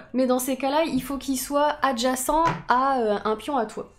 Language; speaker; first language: French; native; French